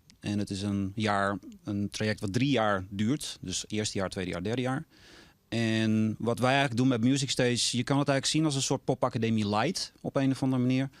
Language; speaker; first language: Dutch; native; Dutch